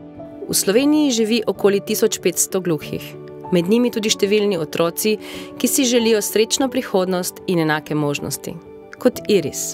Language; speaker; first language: Slovenian; native; Slovenian